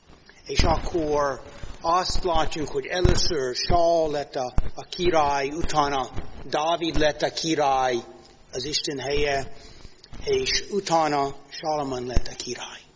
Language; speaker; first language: Hungarian; non-native, learner; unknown